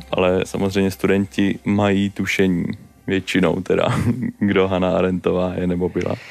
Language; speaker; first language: Czech; native; Czech